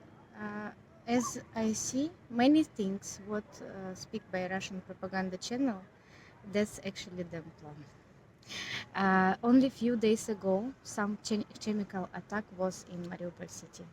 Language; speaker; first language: English; non-native, learner; Ukrainian